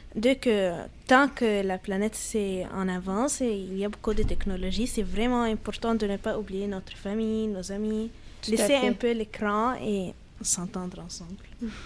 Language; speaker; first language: French; non-native, fluent; Arabic